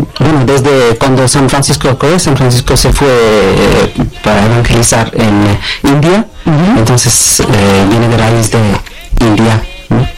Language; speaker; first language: Spanish; non-native, learner; Bangla